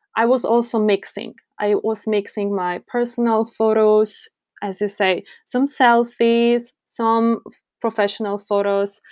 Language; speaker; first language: English; non-native, fluent; Polish